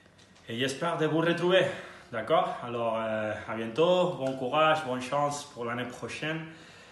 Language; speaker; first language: French; non-native, learner; Spanish